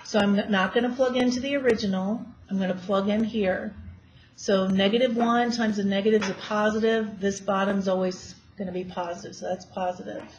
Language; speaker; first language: English; native; English